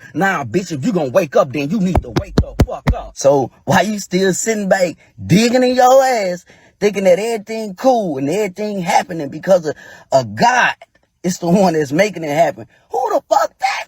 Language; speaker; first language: English; native; English